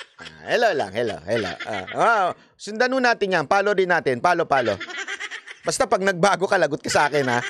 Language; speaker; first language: Filipino; native; Filipino